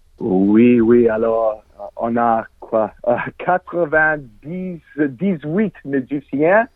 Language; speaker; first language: French; non-native, learner; English